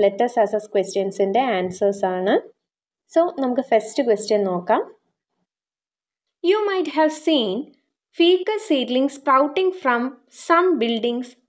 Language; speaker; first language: English; non-native, local second language; Malayalam